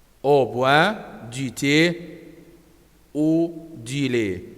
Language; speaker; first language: French; non-native, fluent; Arabic